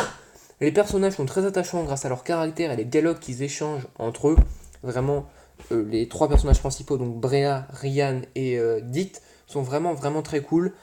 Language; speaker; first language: French; native; French